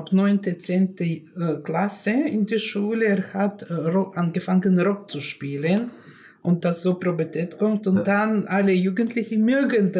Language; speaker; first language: German; non-native, learner; Russian